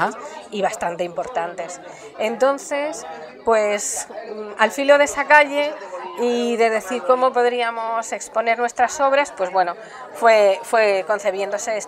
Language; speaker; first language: Spanish; native; Spanish